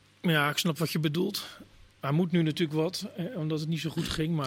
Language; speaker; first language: Dutch; native; Dutch